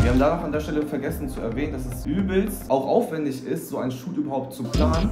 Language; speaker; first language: German; early bilingual, other home language; Vietnamese